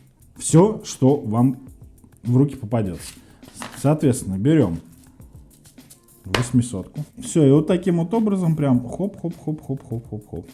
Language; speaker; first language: Russian; native; Russian